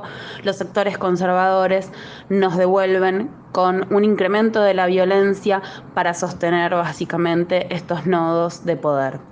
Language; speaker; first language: Spanish; native; Spanish